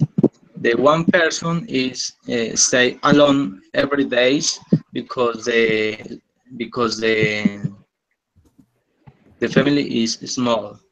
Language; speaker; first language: English; non-native, learner; Spanish